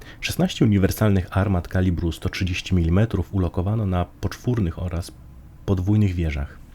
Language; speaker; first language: Polish; native; Polish